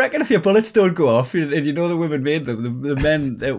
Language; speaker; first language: English; native; English